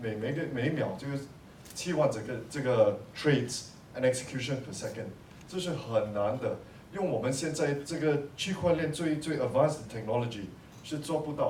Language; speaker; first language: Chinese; non-native, local second language; English